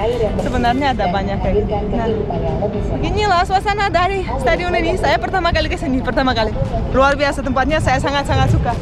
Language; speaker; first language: Indonesian; non-native, fluent; Russian